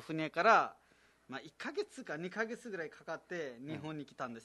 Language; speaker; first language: Japanese; non-native, fluent; Nepali